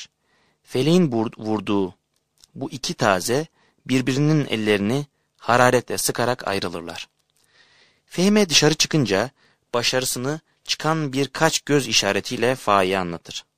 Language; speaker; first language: Turkish; native; Turkish